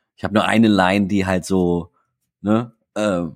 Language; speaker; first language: German; native; German